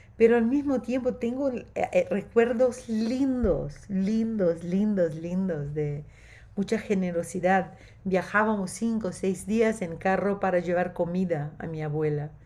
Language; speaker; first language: Spanish; non-native, fluent; Portuguese